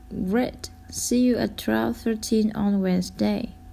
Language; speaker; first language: English; non-native, learner; Vietnamese